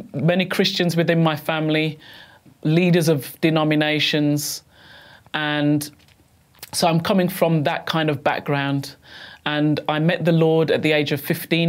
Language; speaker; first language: English; native; English